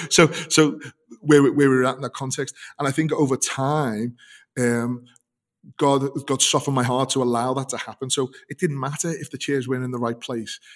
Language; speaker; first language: English; native; English